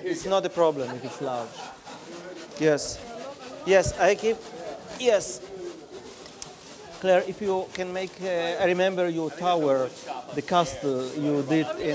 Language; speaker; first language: English; non-native, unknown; Polish